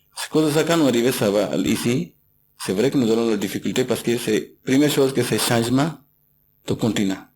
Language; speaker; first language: French; non-native, learner; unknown